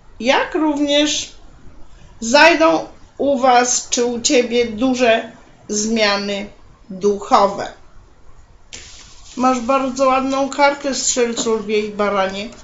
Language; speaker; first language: Polish; native; Polish